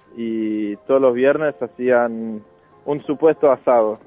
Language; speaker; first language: Spanish; non-native, fluent; Norwegian